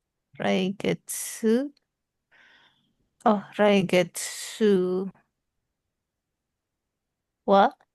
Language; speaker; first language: Japanese; non-native, learner; Indonesian